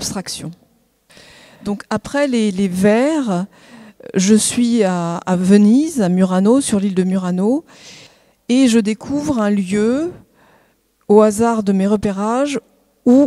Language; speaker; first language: French; native; French